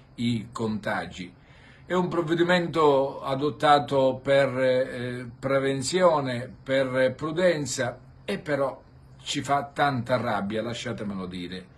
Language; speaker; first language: Italian; native; Italian